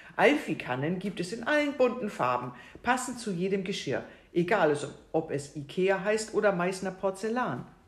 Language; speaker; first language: German; native; German